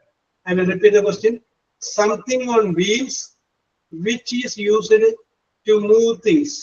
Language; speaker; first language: English; non-native, fluent; Malayalam